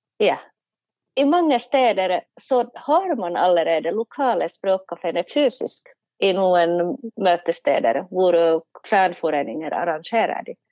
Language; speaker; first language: Norwegian; non-native, fluent; Finnish